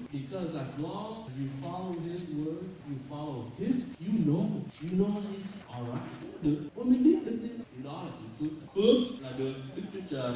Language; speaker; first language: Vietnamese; early bilingual, heritage; Vietnamese